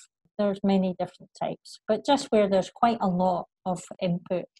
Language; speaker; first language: English; native; English